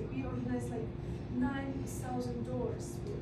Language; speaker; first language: English; non-native, learner; Russian